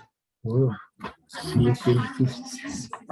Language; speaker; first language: English; non-native, learner; Portuguese